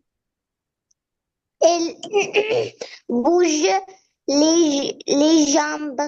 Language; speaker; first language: French; non-native, learner; Arabic